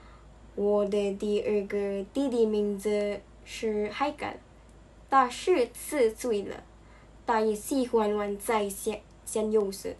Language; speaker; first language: Chinese; non-native, learner; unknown